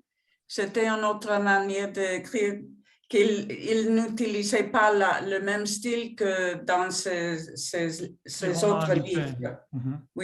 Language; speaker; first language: French; non-native, fluent; Spanish